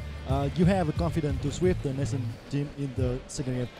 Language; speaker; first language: English; non-native, learner; Vietnamese